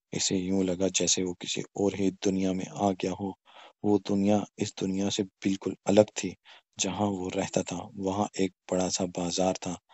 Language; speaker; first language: Urdu; non-native, local second language; Pashto